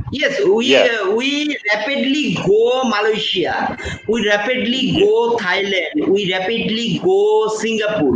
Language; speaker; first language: English; non-native, fluent; Bangla